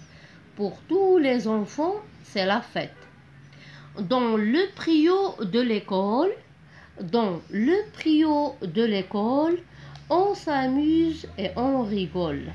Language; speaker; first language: French; non-native, local second language; Arabic